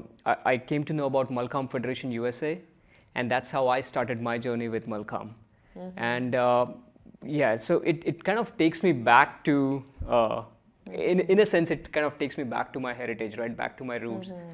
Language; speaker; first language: English; early bilingual, other home language; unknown